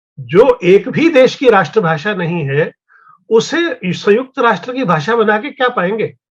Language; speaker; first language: Hindi; native; Hindi